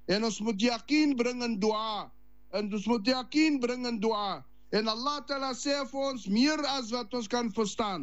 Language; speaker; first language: Dutch; non-native, learner; Afrikaans